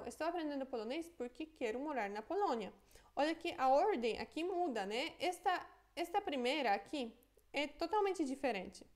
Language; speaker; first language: Portuguese; non-native, fluent; Polish